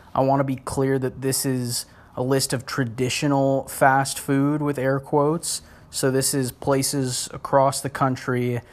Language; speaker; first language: English; native; English